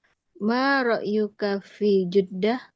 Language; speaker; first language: Arabic; non-native, learner; Indonesian